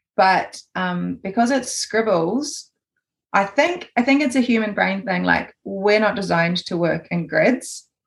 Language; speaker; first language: English; native; English